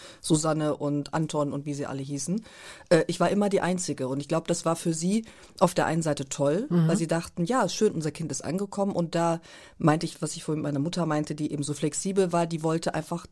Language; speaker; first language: German; early bilingual, other home language; Turkish